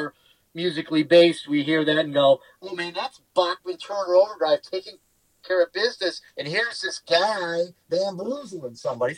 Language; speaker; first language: English; native; English